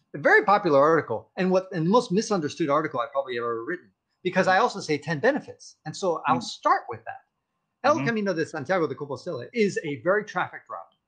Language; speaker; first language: English; native; English